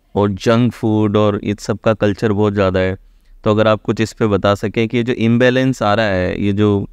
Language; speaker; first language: Hindi; native; Hindi